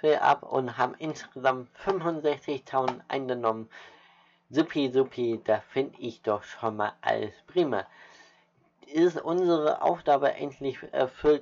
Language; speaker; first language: German; native; German